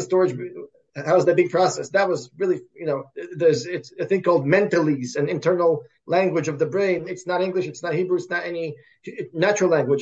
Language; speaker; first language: English; early bilingual, other home language; Russian